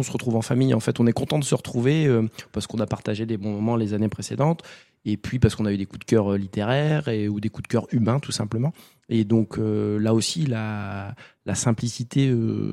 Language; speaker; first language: French; native; French